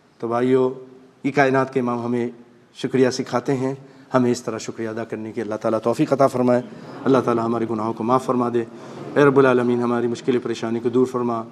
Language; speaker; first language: Urdu; native; Urdu